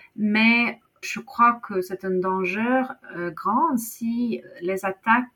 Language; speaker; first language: French; non-native, fluent; Norwegian